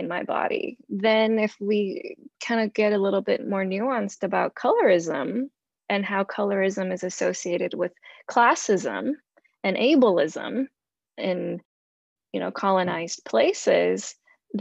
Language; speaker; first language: English; non-native, local second language; Cantonese